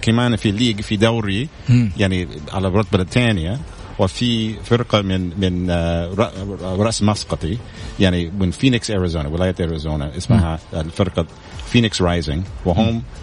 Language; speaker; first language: Arabic; non-native, fluent; English